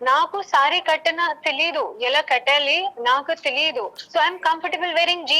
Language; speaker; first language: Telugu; non-native, local second language; Hindi